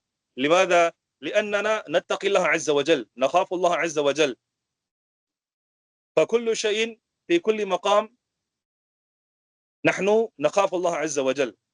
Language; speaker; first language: Arabic; non-native, fluent; Urdu